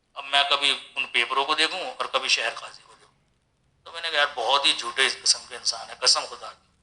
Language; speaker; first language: Urdu; native; Urdu